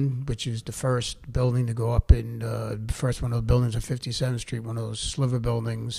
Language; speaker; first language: English; native; English